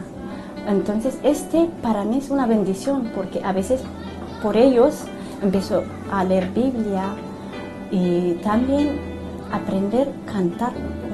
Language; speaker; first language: Spanish; non-native, learner; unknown